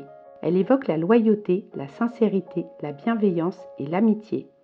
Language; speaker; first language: French; native; French